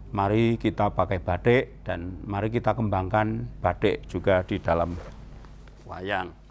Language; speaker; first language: Indonesian; non-native, local second language; Javanese